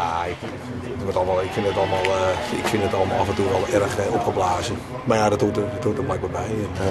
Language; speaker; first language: Dutch; native; Dutch